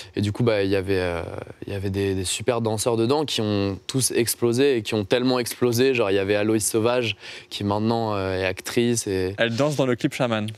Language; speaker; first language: French; native; French